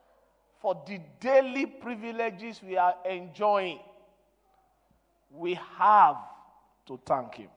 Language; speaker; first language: English; non-native, local second language; Yoruba